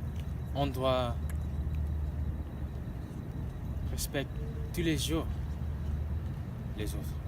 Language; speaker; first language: French; non-native, learner; English